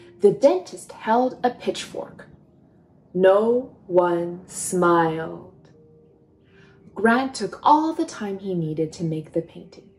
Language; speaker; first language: English; native; English